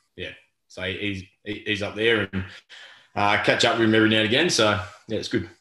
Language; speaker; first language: English; native; English